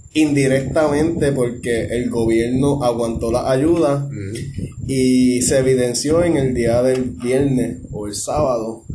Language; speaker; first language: Spanish; native; Spanish